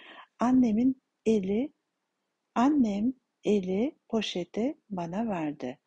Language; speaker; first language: Turkish; non-native, fluent; Kazakh